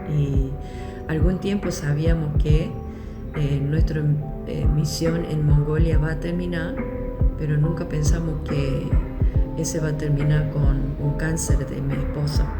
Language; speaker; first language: Spanish; non-native, local second language; Korean